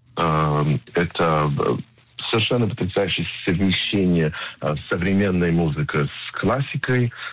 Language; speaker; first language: Russian; non-native, fluent; Hebrew